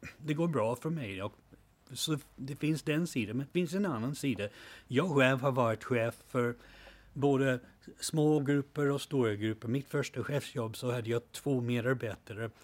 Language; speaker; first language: Swedish; non-native, fluent; English